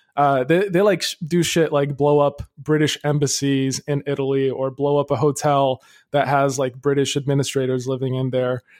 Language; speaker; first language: English; early bilingual, other home language; Arabic